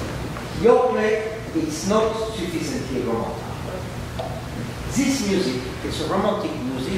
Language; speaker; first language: English; non-native, learner; French